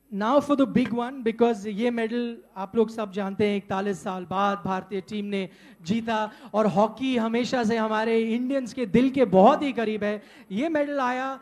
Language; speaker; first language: Hindi; native; Hindi